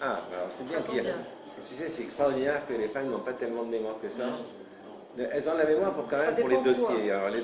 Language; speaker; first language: French; native; French